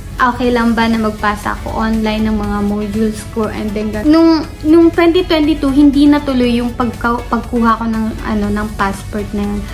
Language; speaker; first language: Filipino; non-native, local second language; Bikol